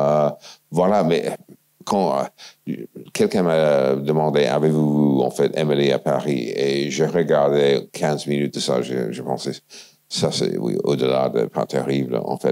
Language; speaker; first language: French; non-native, fluent; English